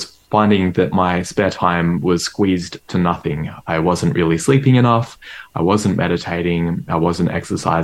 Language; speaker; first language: English; native; English